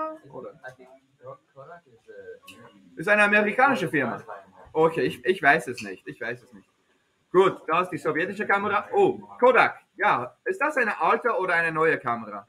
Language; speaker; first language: German; non-native, fluent; English